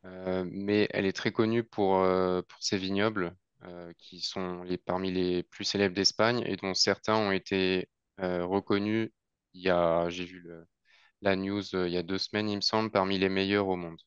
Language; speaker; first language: French; native; French